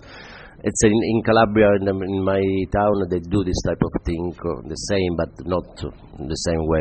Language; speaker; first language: English; non-native, fluent; Italian